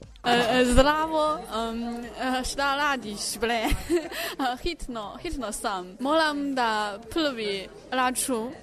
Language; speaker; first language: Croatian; non-native, learner; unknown